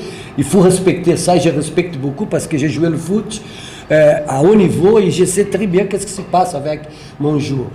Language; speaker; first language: French; non-native, fluent; Portuguese